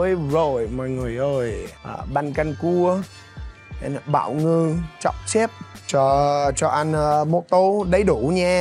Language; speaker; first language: Vietnamese; non-native, fluent; English